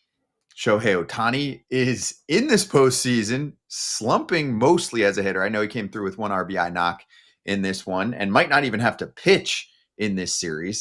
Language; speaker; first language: English; native; English